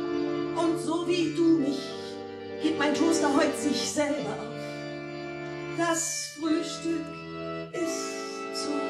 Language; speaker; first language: German; native; German